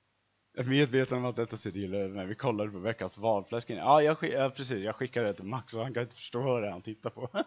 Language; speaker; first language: Swedish; native; Swedish